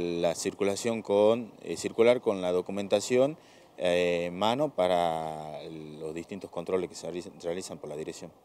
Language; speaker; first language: Spanish; native; Spanish